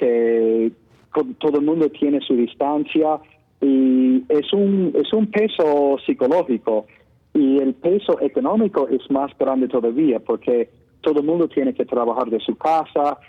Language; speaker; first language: Spanish; non-native, fluent; Italian